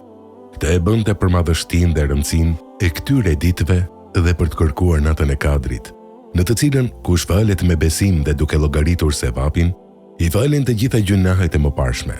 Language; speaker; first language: Albanian; native; Albanian